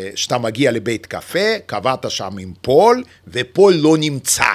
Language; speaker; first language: Hebrew; non-native, fluent; Russian